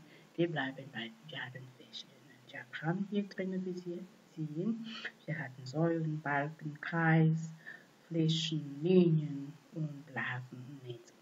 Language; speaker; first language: German; non-native, fluent; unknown